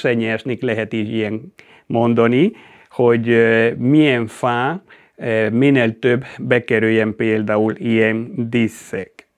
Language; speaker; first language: Hungarian; non-native, fluent; Spanish